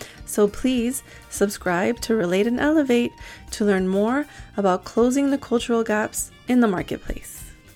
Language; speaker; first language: English; early bilingual, other home language; Spanish